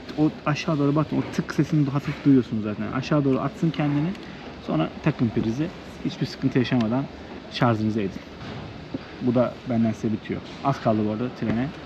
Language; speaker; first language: Turkish; native; Turkish